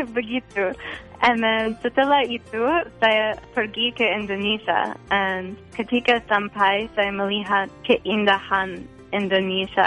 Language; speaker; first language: Indonesian; non-native, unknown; English